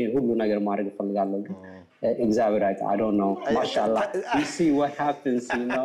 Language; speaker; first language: Amharic; early bilingual, other home language; English